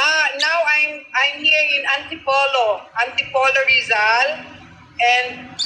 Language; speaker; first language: English; non-native, local second language; Filipino